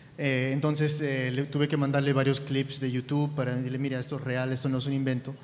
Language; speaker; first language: Spanish; early bilingual, heritage; Spanish